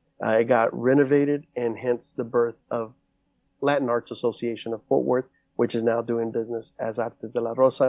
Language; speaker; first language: English; native; English